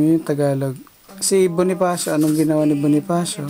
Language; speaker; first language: Filipino; native; Filipino